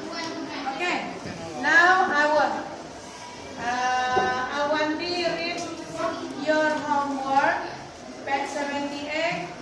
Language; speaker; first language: English; non-native, learner; Indonesian